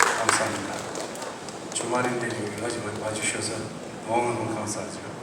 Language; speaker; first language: Korean; non-native, fluent; Turkish